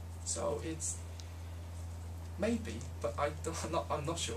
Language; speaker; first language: English; non-native, learner; Chinese